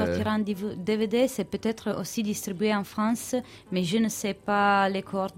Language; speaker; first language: French; non-native, fluent; Italian